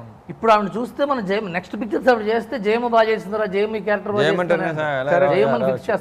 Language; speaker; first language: Telugu; native; Telugu